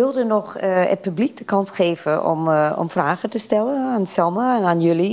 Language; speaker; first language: Dutch; non-native, fluent; English